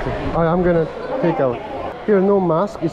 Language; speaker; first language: English; non-native, learner; Korean